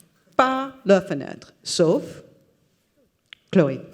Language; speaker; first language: French; non-native, fluent; English